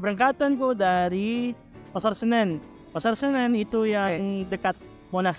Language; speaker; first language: Indonesian; non-native, fluent; Filipino